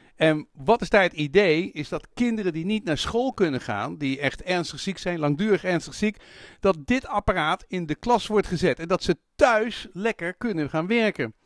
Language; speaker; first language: Dutch; native; Dutch